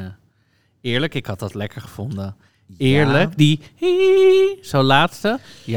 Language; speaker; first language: Dutch; native; Dutch